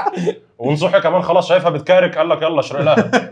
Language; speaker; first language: Arabic; native; Arabic